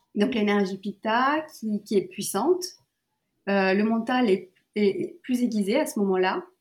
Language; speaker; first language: French; early bilingual, other home language; Sinhala